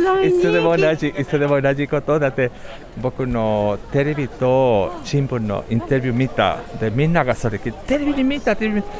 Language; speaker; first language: Japanese; non-native, learner; Spanish